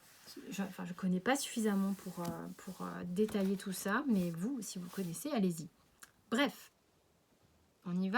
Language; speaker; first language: French; native; French